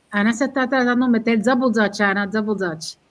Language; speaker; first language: Spanish; early bilingual, heritage; Spanish